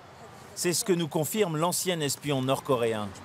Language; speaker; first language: French; native; French